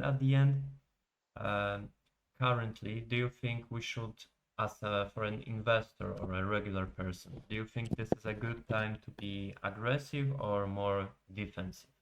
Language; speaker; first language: English; non-native, fluent; Polish